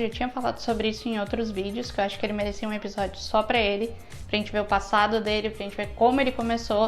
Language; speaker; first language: Portuguese; native; Portuguese